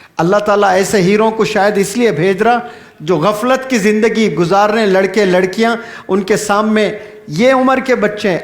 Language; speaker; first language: Urdu; native; Urdu